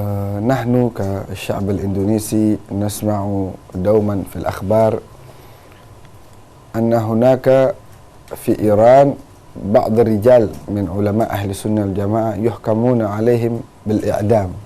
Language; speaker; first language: Arabic; non-native, fluent; Indonesian